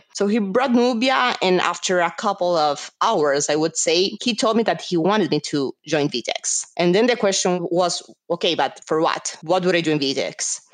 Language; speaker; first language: English; non-native, fluent; Spanish